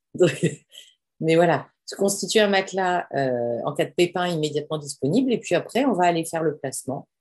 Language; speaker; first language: French; native; French